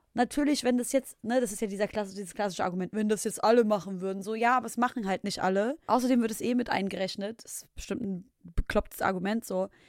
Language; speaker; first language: German; early bilingual, other home language; Arabic